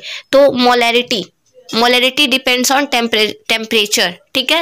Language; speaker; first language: Hindi; native; Hindi